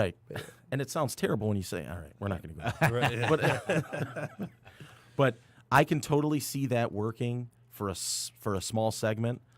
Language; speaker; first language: English; native; English